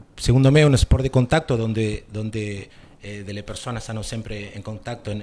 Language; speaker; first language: Italian; non-native, learner; Spanish